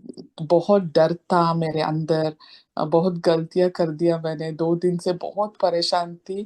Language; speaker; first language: Hindi; non-native, local second language; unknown